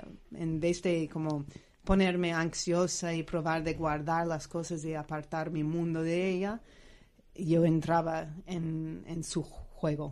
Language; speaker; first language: Spanish; non-native, fluent; English